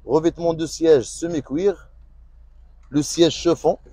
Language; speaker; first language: French; non-native, local second language; Arabic